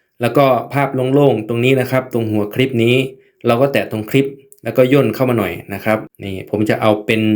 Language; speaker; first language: Thai; native; Thai